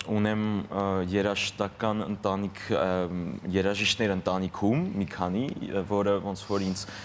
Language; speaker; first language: Armenian; early bilingual, heritage; Armenian